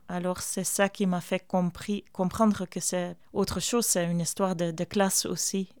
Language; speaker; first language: French; non-native, fluent; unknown